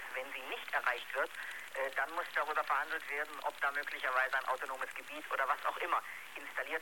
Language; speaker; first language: German; native; German